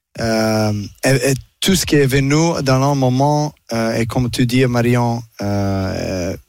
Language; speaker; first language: French; non-native, learner; Serbian